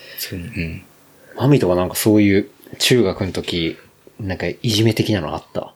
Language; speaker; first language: Japanese; native; Japanese